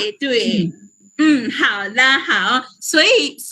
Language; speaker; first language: Chinese; non-native, fluent; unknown